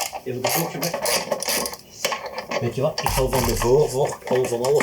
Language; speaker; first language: Dutch; native; Dutch